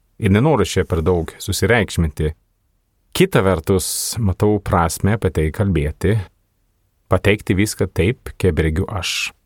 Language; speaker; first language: Lithuanian; non-native, fluent; Swedish